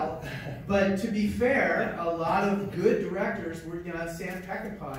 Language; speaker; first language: English; native; English